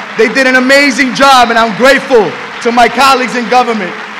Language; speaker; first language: English; early bilingual, other home language; Spanish